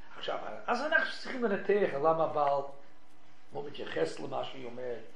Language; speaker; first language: Hebrew; non-native, fluent; English